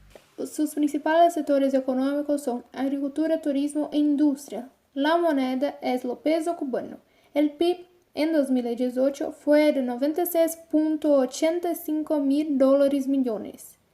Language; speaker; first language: Spanish; non-native, learner; Portuguese